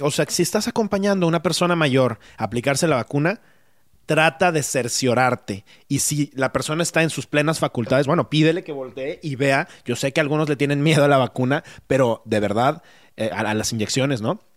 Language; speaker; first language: Spanish; native; Spanish